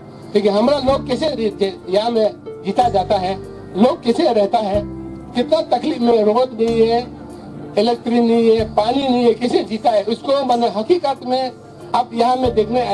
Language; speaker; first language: Hindi; non-native, local second language; Nyishi